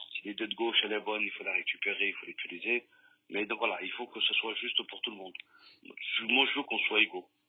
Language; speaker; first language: French; native; French